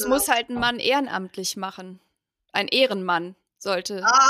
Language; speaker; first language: German; native; German